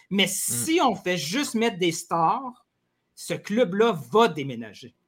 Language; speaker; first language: French; native; French